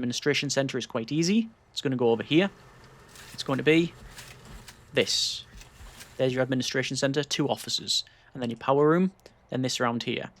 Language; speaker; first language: English; native; English